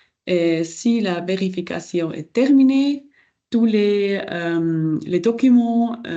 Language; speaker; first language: French; non-native, local second language; German